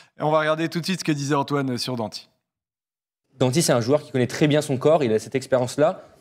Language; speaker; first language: French; native; French